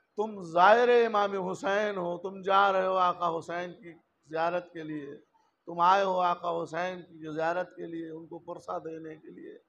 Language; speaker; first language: Urdu; native; Urdu